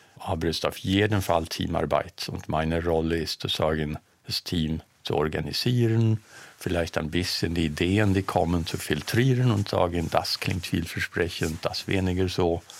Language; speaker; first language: German; non-native, fluent; Swedish